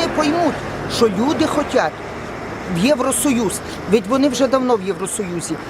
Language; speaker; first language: Ukrainian; native; Ukrainian